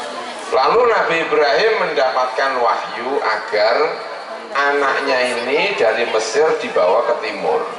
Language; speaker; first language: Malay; non-native, local second language; Javanese